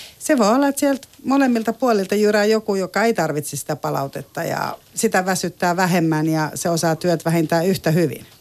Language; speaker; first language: Finnish; native; Finnish